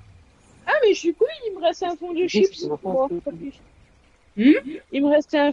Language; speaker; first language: French; native; French